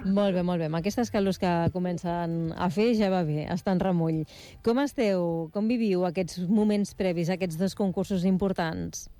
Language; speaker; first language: Catalan; native; Catalan